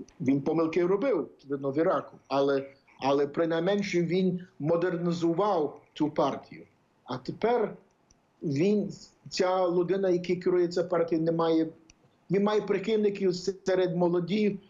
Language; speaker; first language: Ukrainian; early bilingual, heritage; English